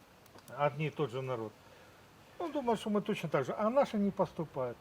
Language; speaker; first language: Russian; native; Russian